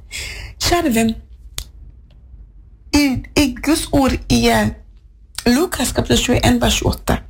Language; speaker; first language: Norwegian; non-native, fluent; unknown